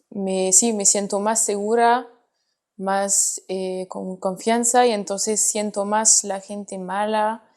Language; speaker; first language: Spanish; non-native, fluent; French